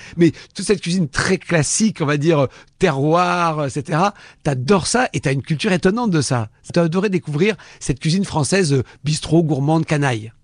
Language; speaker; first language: French; native; French